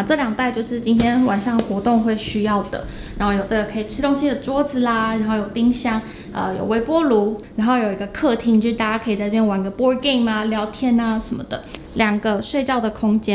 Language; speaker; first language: Chinese; native; Chinese